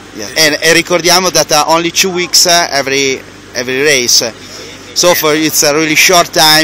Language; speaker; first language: English; non-native, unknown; Italian